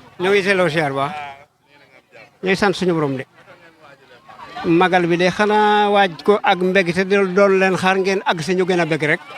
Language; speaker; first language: Wolof; native; Wolof